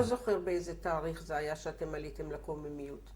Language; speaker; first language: Hebrew; native; Hebrew